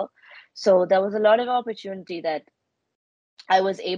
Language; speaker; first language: English; non-native, local second language; Malayalam